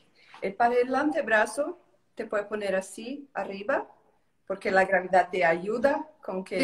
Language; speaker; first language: Spanish; non-native, learner; Portuguese